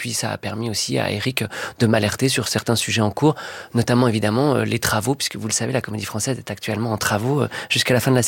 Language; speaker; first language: French; native; French